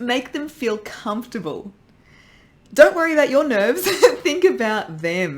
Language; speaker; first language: English; native; English